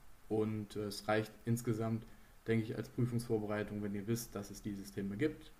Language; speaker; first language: German; native; German